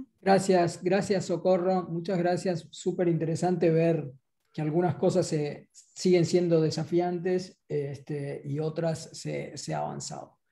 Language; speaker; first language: Spanish; native; Spanish